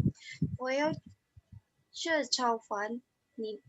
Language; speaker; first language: Chinese; non-native, learner; Indonesian